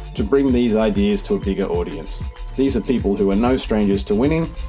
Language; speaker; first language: English; native; English